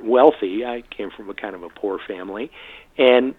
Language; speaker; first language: English; native; English